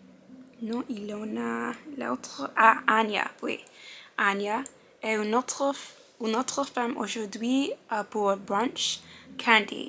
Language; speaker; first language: French; non-native, learner; English